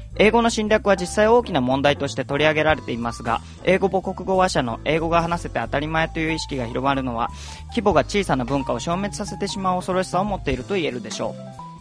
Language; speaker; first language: Japanese; native; Japanese